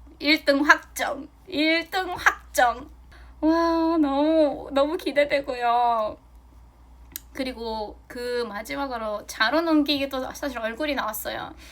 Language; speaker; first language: Korean; non-native, fluent; Mongolian